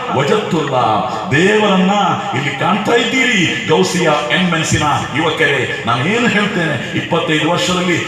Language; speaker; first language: Kannada; non-native, local second language; Badaga